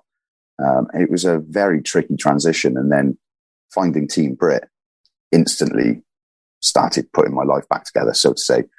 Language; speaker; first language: English; native; English